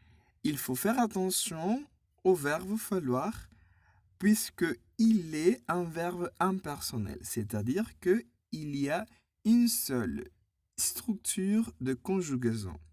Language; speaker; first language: French; non-native, fluent; Spanish